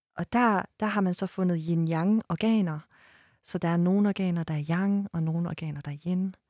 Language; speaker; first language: Danish; early bilingual, other home language; Persian